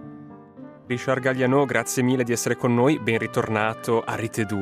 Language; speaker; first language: Italian; native; Italian